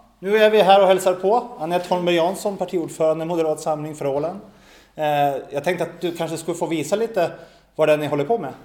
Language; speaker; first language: Swedish; native; Swedish